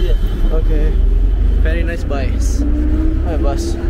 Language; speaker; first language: English; non-native, learner; Indonesian